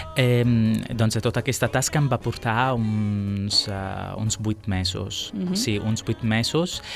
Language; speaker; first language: Catalan; non-native, fluent; Sicilian